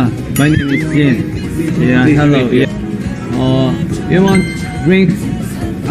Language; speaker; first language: English; non-native, learner; Korean